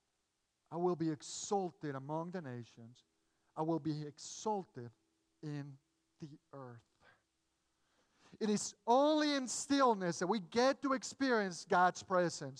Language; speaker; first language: English; non-native, fluent; Spanish